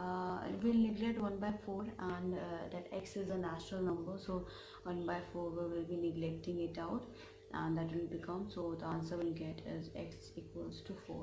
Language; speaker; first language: English; non-native, local second language; Hindi